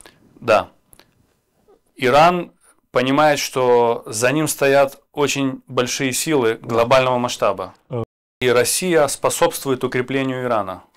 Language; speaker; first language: Russian; native; Russian